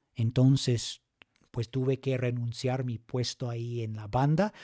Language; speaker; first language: Spanish; non-native, fluent; English